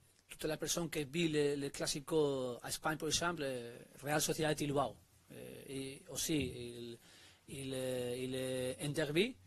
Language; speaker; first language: French; non-native, learner; Spanish